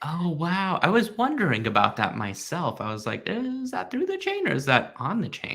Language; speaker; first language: English; native; English